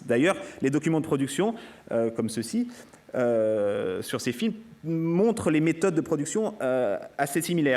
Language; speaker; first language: French; native; French